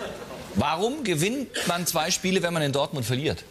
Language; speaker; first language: German; native; German